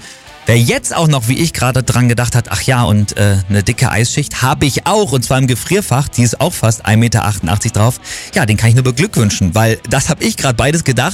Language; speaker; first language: German; native; German